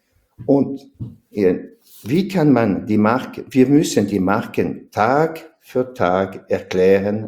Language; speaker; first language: German; non-native, fluent; French